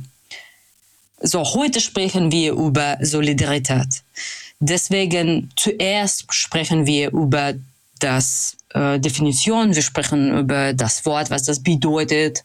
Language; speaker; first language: German; non-native, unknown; Russian